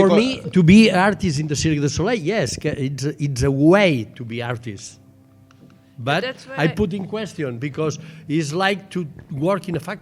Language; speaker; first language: English; non-native, learner; Catalan